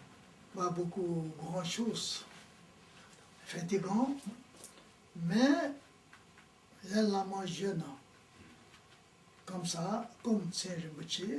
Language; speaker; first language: French; non-native, learner; Tibetan